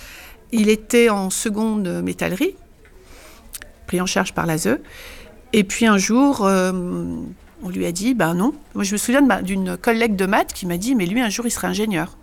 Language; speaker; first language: French; native; French